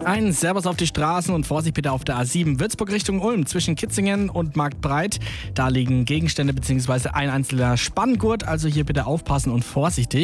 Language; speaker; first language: German; native; German